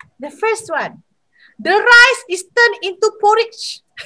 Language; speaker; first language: English; non-native, local second language; Malay